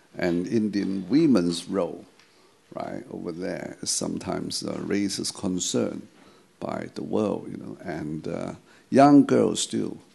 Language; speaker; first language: English; non-native, local second language; Chinese